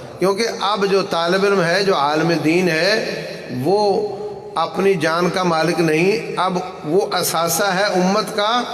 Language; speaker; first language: Urdu; non-native, local second language; Punjabi